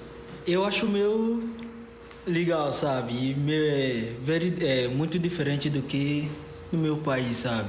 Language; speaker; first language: Portuguese; non-native, fluent; Akan